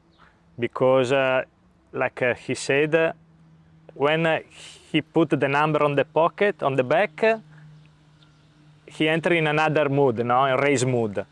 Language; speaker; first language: English; non-native, learner; Italian